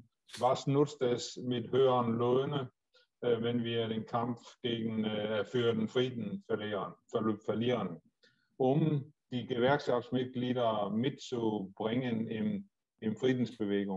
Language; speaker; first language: German; non-native, learner; Danish